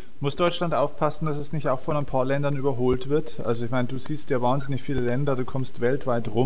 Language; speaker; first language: German; native; German